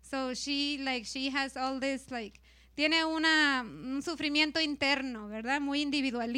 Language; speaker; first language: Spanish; early bilingual, heritage; Spanish